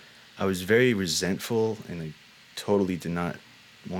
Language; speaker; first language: English; native; English